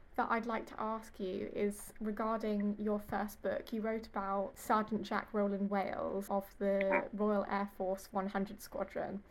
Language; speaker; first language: English; native; English